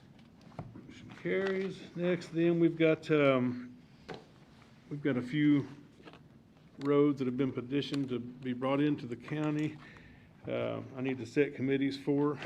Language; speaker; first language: English; native; English